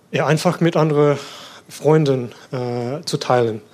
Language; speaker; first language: German; non-native, learner; English